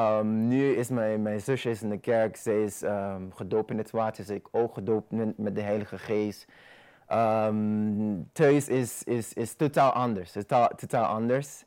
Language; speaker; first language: Dutch; non-native, fluent; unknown